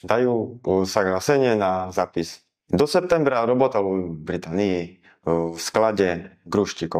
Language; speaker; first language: Russian; non-native, learner; Slovak